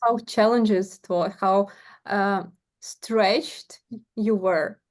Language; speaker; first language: English; non-native, learner; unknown